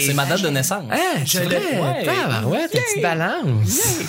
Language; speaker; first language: French; native; French